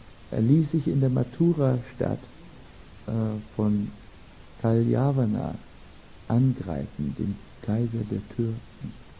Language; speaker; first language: German; native; German